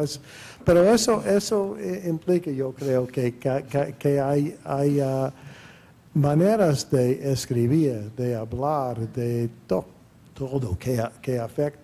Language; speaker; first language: Spanish; non-native, fluent; English